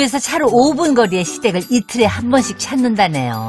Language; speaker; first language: Korean; native; Korean